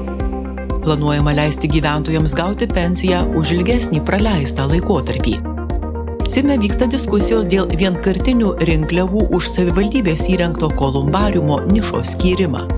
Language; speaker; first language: Lithuanian; native; Lithuanian